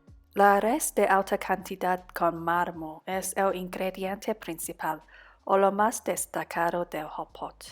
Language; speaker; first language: Spanish; non-native, fluent; Cantonese